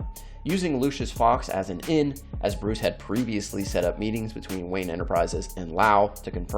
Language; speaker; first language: English; native; English